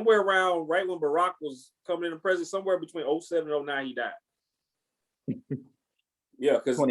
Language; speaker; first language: English; native; English